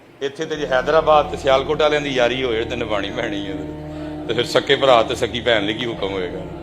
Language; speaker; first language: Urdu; non-native, local second language; Punjabi